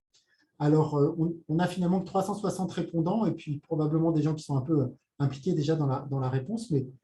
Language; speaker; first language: French; native; French